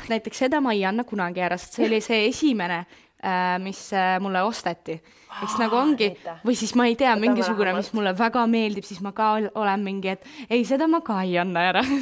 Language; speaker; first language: Estonian; non-native, local second language; Russian